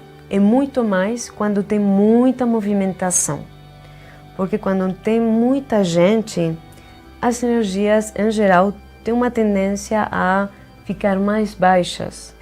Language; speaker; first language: Portuguese; non-native, fluent; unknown